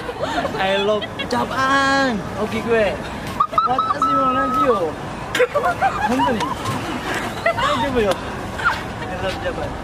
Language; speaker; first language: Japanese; non-native, learner; Indonesian